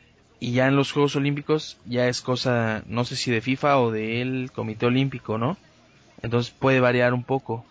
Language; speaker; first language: Spanish; native; Spanish